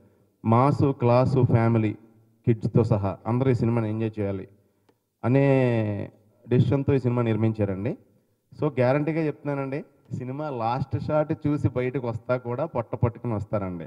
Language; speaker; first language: Telugu; native; Telugu